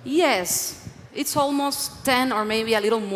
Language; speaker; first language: English; non-native, learner; Spanish